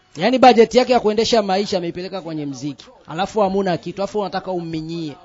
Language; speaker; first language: Swahili; non-native, local second language; Rundi